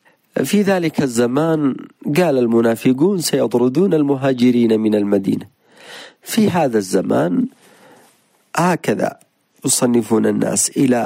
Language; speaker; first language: Arabic; native; Arabic